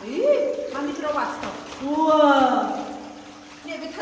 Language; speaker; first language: Korean; non-native, learner; Vietnamese